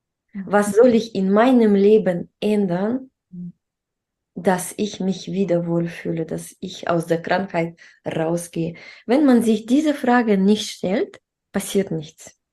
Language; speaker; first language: German; non-native, fluent; Russian